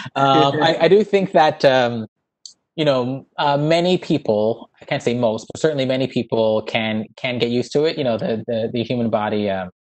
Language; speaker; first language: English; native; English